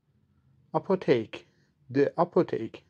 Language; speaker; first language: Dutch; non-native, learner; Turkish